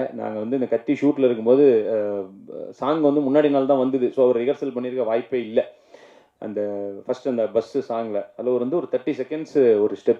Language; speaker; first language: Tamil; native; Tamil